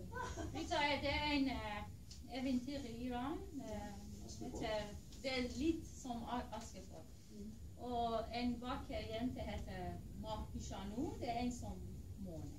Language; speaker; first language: Norwegian; non-native, learner; Persian